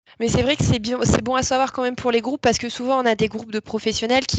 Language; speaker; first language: French; native; French